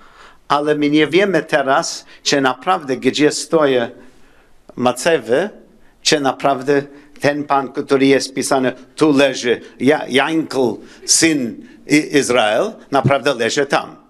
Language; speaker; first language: Polish; non-native, learner; English